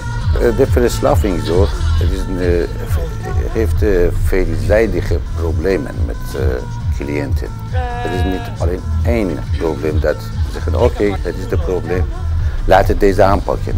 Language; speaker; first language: Dutch; non-native, learner; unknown